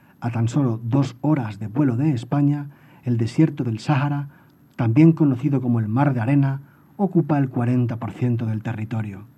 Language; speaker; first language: Spanish; native; Spanish